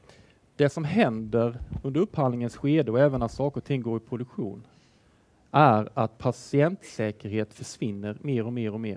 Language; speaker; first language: Swedish; native; Swedish